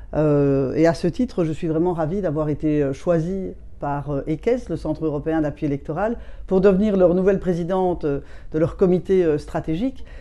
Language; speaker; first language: French; native; French